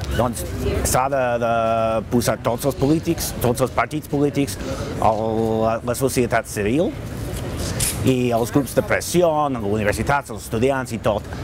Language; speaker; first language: Catalan; non-native, fluent; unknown